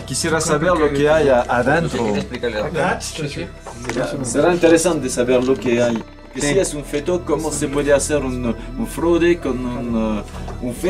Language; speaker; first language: Spanish; non-native, fluent; French